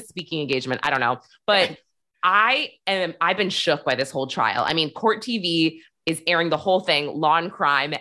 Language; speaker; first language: English; native; English